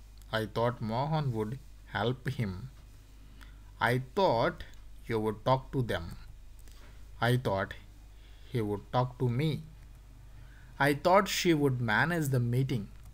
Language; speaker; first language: English; non-native, local second language; Telugu